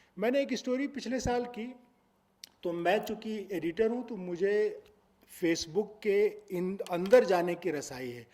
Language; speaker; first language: Urdu; native; Urdu